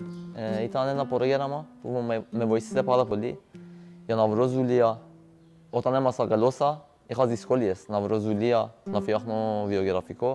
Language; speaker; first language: Greek; non-native, learner; Persian